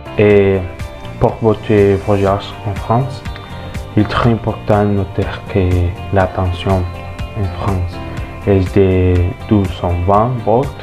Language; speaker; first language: French; non-native, learner; Spanish